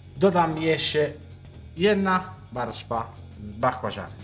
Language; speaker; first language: Polish; non-native, learner; Italian